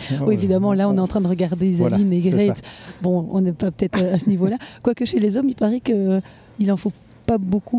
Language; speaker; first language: French; native; French